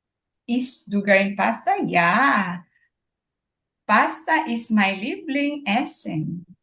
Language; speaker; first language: German; non-native, learner; Filipino